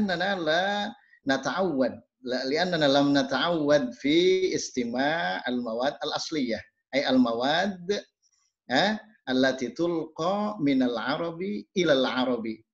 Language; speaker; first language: Arabic; non-native, fluent; Indonesian